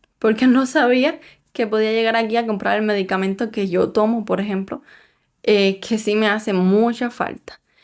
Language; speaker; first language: Spanish; native; Spanish